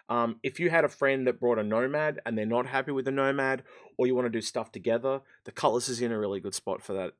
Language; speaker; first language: English; native; English